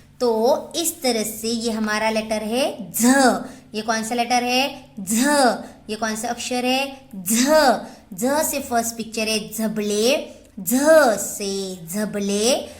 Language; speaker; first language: Hindi; non-native, local second language; Marathi